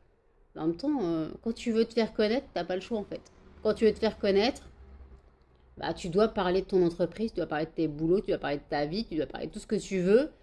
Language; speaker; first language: French; native; French